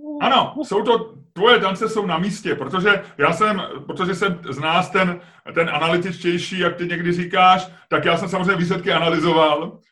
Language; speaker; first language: Czech; native; Czech